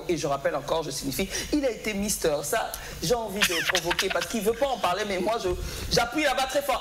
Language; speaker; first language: French; native; French